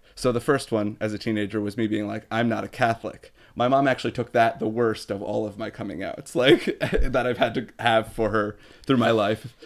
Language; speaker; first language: English; native; English